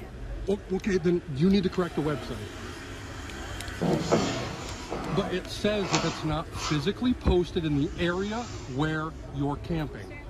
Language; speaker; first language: English; native; English